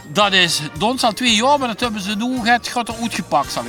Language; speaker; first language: Dutch; native; Dutch